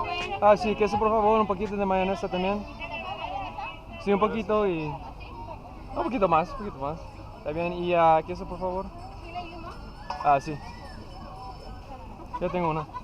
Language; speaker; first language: Spanish; non-native, learner; English